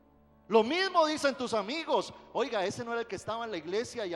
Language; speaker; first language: Spanish; native; Spanish